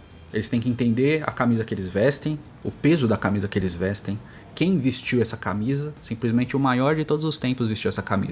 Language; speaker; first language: Portuguese; native; Portuguese